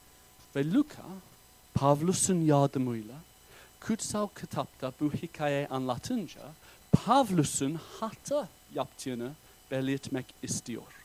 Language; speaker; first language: Turkish; non-native, fluent; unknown